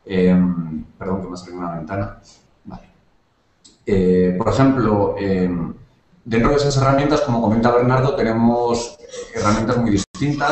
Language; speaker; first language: Spanish; native; Spanish